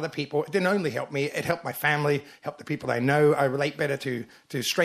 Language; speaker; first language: English; native; English